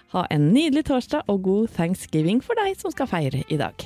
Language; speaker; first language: Norwegian; native; Norwegian